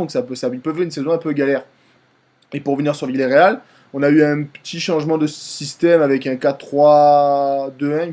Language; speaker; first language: French; native; French